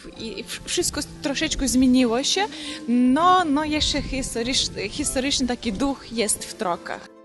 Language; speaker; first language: Polish; non-native, learner; Russian